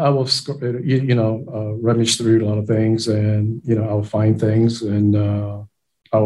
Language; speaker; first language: English; non-native, fluent; Japanese